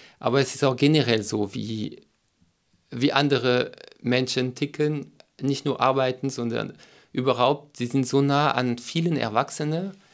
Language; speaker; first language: German; non-native, fluent; French